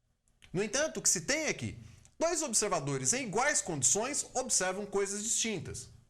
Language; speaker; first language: Portuguese; native; Portuguese